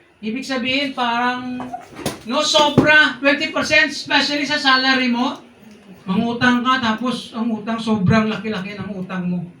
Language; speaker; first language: Filipino; non-native, local second language; Hiligaynon